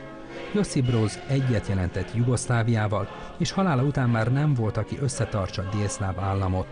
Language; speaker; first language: Hungarian; native; Hungarian